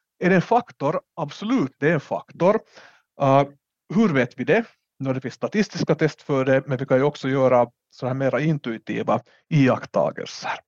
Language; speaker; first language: Swedish; native; Swedish